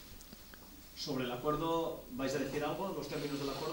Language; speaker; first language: Spanish; native; Spanish